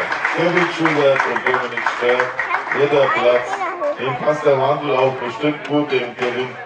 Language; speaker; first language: German; native; German